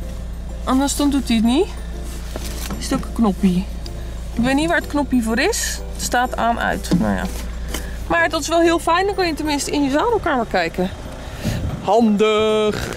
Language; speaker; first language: Dutch; native; Dutch